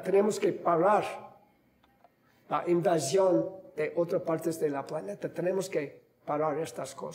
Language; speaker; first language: Spanish; non-native, fluent; English